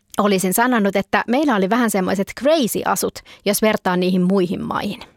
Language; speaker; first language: Finnish; early bilingual, heritage; Finnish